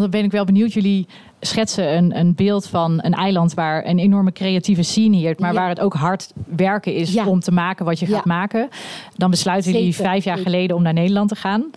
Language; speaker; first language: Dutch; native; Dutch